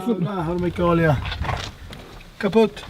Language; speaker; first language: Swedish; non-native, learner; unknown